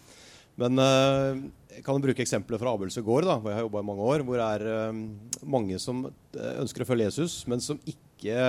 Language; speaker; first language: Norwegian; native; Norwegian